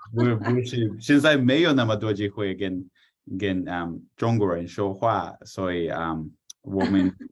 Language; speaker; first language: Chinese; non-native, fluent; English